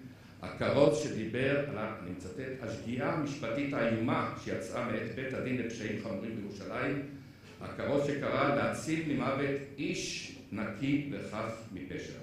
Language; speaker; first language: Hebrew; native; Hebrew